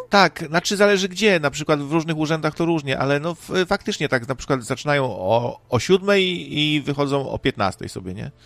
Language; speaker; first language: Polish; native; Polish